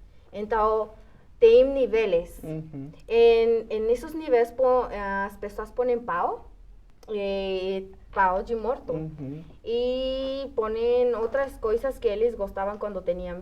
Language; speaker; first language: Portuguese; non-native, fluent; Spanish